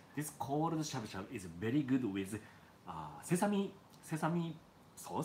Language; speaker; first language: English; non-native, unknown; Japanese